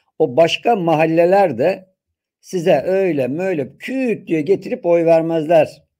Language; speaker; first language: Turkish; native; Turkish